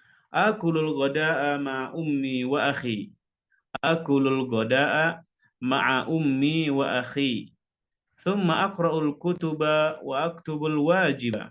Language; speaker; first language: Arabic; non-native, fluent; Indonesian